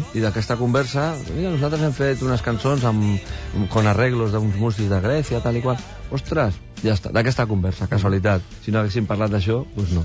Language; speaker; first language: Catalan; non-native, local second language; Spanish